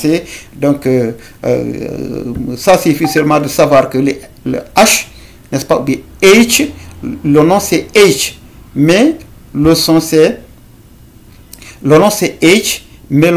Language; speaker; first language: French; non-native, local second language; Fula